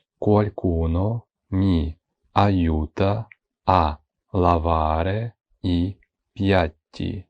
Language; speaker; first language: Italian; non-native, fluent; Ukrainian